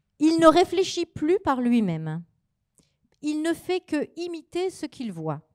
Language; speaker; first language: French; native; French